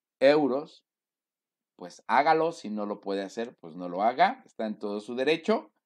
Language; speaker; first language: Spanish; native; Spanish